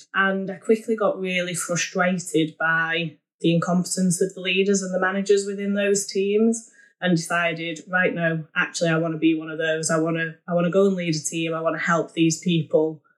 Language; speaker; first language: English; native; English